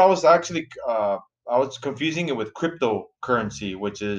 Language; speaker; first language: English; early bilingual, other home language; Spanish